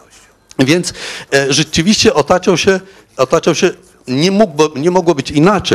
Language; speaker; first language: Polish; non-native, fluent; Arabic